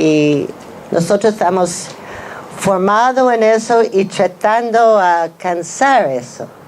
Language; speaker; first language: Spanish; non-native, fluent; English